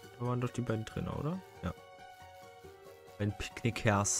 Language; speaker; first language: German; native; German